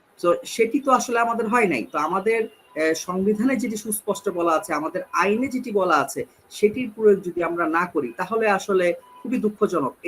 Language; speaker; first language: Bangla; native; Bangla